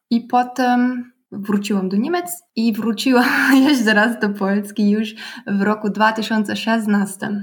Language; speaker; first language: Polish; non-native, learner; German